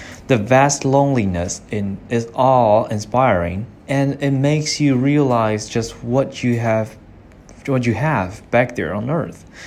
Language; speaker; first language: English; non-native, fluent; Chinese